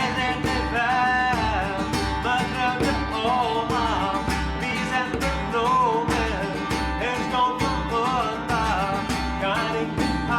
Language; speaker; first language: German; non-native, learner; Plautdietsch